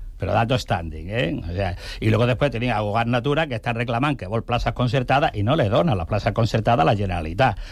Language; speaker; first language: Catalan; non-native, local second language; Spanish